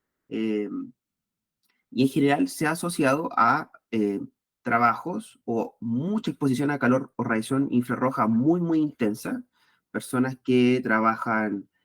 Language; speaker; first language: Spanish; native; Spanish